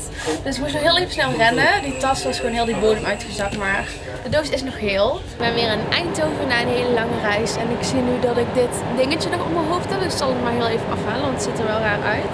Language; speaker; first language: Dutch; native; Dutch